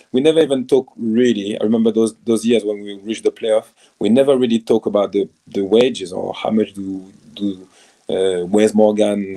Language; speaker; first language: English; non-native, fluent; French